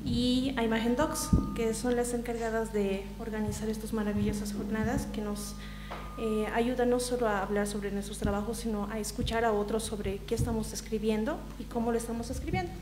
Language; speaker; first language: Spanish; native; Spanish